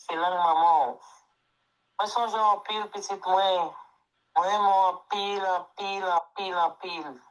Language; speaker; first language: Haitian Creole; early bilingual, heritage; English